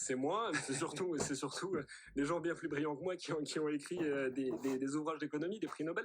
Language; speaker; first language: French; native; French